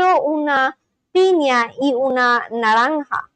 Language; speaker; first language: Spanish; non-native, learner; English